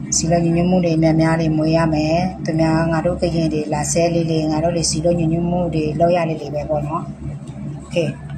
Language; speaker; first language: Burmese; non-native, local second language; S'gaw Karen